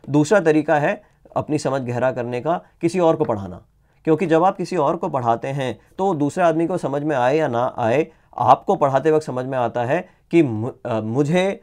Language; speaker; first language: Hindi; native; Hindi